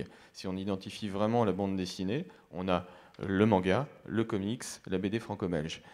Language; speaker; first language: French; native; French